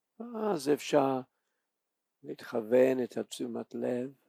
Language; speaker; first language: Hebrew; non-native, fluent; English